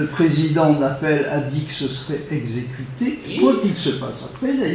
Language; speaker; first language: French; native; French